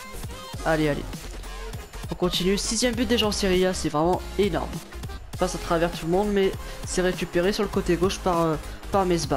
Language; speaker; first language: French; native; French